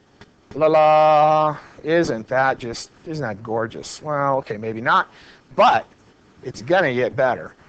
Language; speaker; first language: English; native; English